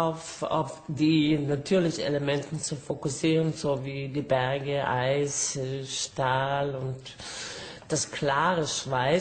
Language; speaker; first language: German; non-native, fluent; Norwegian